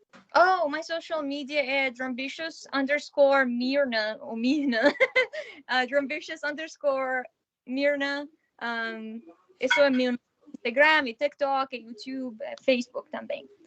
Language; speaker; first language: Portuguese; non-native, learner; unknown